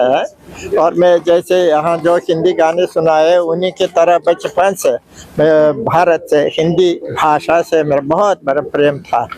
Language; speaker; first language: Hindi; non-native, fluent; Uzbek